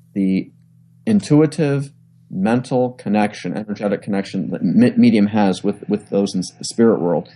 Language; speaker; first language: English; native; English